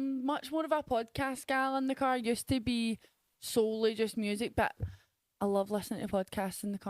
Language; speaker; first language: English; native; English